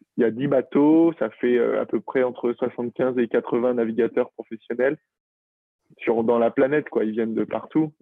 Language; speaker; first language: French; native; French